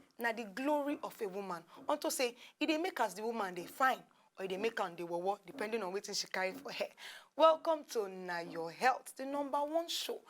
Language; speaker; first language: Nigerian Pidgin; native; Nigerian Pidgin